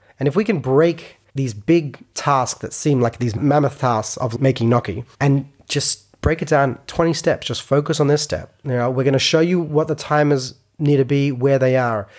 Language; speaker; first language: English; non-native, fluent; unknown